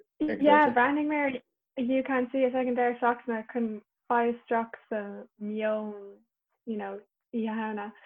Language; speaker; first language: Irish; native; Irish